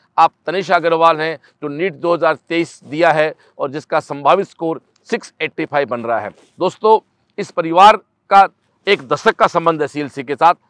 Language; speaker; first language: Hindi; native; Hindi